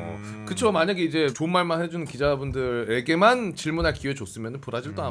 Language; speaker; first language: Korean; native; Korean